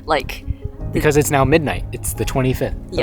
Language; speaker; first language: English; native; English